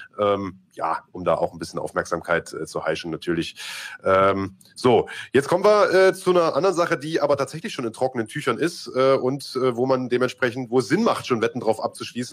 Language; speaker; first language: German; native; German